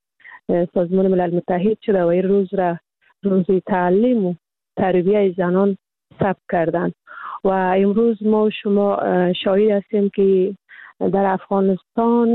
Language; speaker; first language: Persian; native; Persian